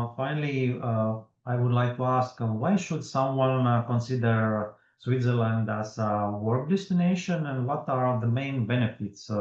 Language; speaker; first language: English; non-native, fluent; Latvian